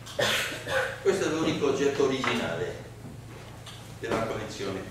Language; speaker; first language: Italian; non-native, learner; Spanish